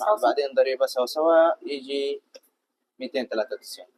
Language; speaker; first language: Arabic; non-native, learner; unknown